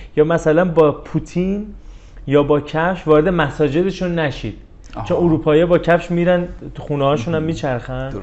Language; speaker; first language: Persian; native; Persian